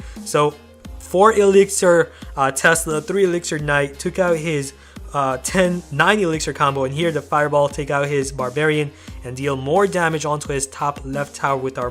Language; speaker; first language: English; native; English